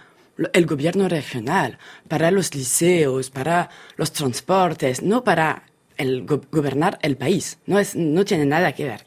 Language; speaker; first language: Spanish; non-native, fluent; French